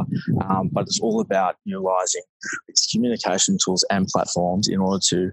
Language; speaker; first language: English; native; English